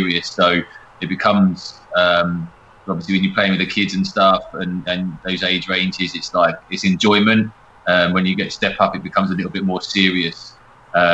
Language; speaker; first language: English; native; English